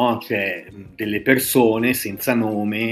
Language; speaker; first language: Italian; native; Italian